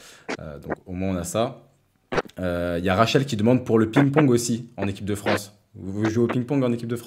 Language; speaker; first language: French; native; French